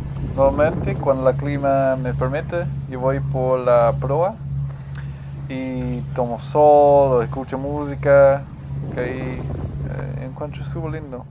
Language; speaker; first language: Spanish; non-native, learner; English